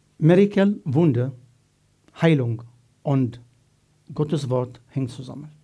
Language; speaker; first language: German; non-native, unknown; Arabic